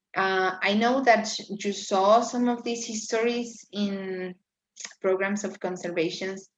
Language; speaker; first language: English; non-native, fluent; Spanish